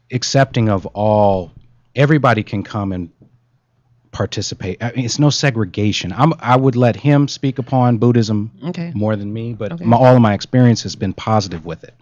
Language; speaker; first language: English; native; English